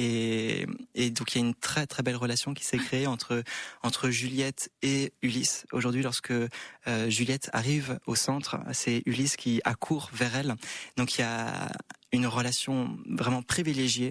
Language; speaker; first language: French; native; French